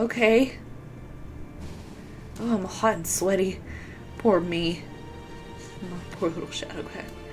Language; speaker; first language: English; native; English